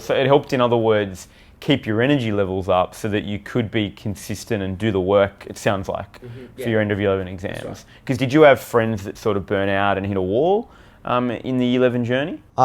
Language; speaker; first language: English; native; English